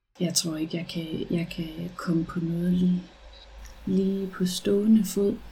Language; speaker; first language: Danish; native; Danish